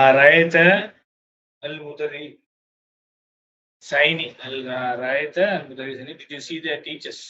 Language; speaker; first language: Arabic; non-native, fluent; Tamil